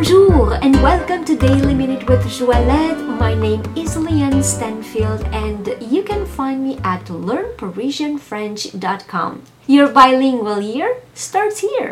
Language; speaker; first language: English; non-native, fluent; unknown